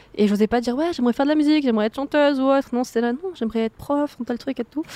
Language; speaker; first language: French; native; French